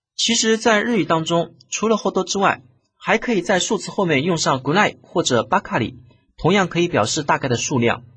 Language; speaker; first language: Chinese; native; Chinese